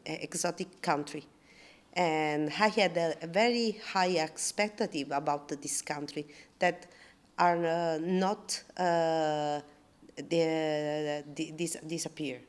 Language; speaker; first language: English; non-native, learner; Italian